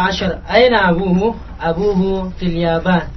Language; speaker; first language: Arabic; non-native, learner; Indonesian